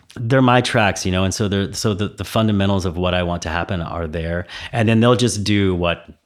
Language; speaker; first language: English; native; English